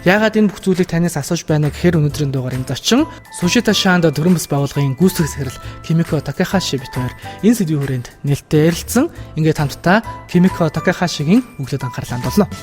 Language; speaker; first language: Mongolian; native; Mongolian